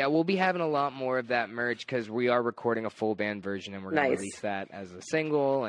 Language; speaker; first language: English; native; English